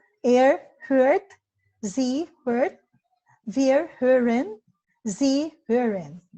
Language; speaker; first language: German; non-native, learner; Filipino